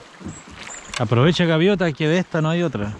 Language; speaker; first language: Spanish; native; Spanish